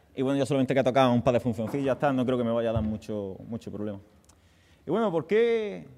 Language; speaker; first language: Spanish; native; Spanish